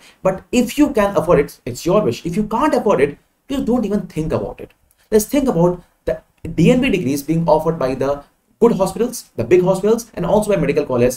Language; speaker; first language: English; non-native, local second language; Hindi